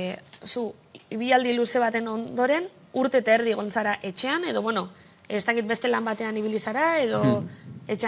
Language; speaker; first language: Basque; native; Basque